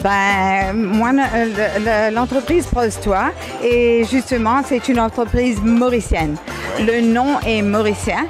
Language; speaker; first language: French; non-native, local second language; Morisyen